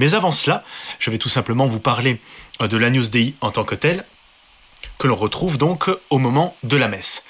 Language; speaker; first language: French; native; French